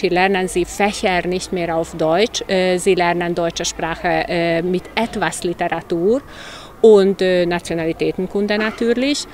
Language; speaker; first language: German; non-native, local second language; Hungarian